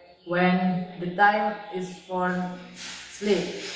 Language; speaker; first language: English; non-native, learner; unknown